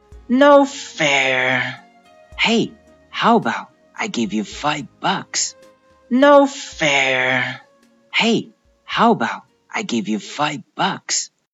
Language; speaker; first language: English; non-native, fluent; Chinese